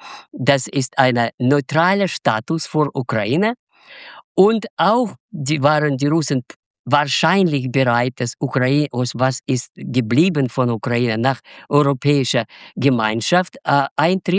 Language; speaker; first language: German; non-native, fluent; Russian